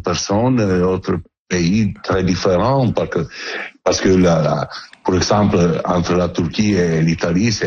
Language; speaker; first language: French; non-native, learner; Italian